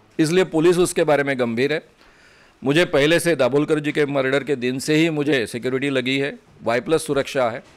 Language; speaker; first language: Hindi; non-native, local second language; Marathi